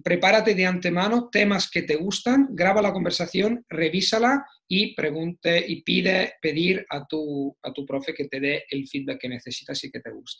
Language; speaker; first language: Spanish; non-native, fluent; Italian